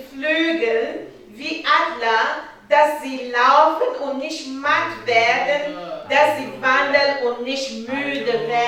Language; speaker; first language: German; non-native, learner; French